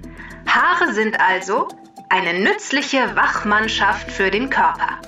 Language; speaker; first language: German; native; German